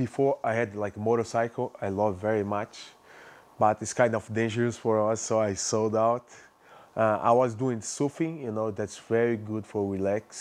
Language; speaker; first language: English; non-native, learner; Portuguese